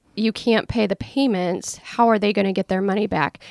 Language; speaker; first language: English; native; English